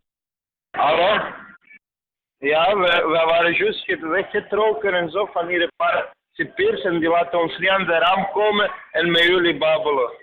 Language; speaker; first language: Dutch; non-native, fluent; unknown